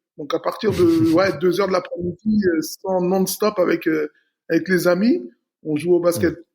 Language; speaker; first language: French; native; French